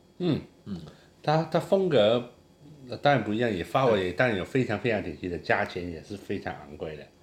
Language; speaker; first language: Chinese; non-native, local second language; Cantonese